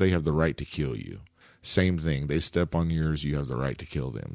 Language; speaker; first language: English; native; English